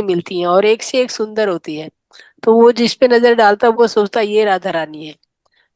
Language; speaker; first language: Hindi; native; Hindi